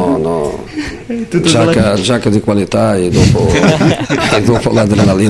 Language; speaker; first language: Italian; non-native, fluent; Portuguese